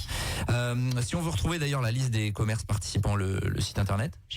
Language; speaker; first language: French; native; French